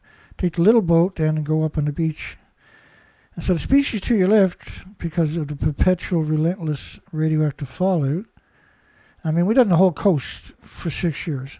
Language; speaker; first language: English; native; English